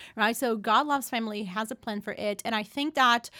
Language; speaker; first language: English; non-native, fluent; Portuguese